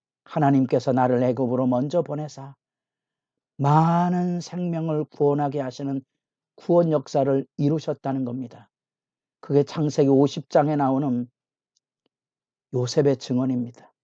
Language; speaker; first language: Korean; native; Korean